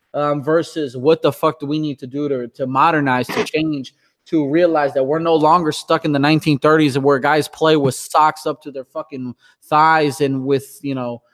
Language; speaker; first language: English; early bilingual, other home language; Portuguese